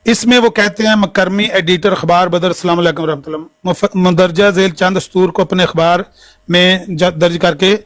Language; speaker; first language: Urdu; non-native, local second language; Punjabi